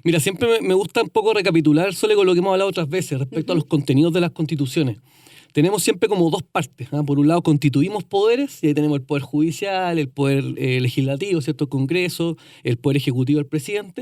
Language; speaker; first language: Spanish; native; Spanish